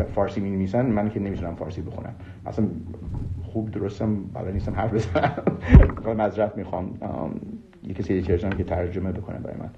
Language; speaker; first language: Persian; early bilingual, heritage; Persian